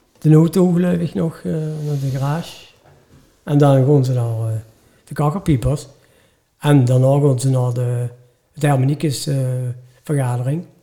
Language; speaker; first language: Dutch; native; Dutch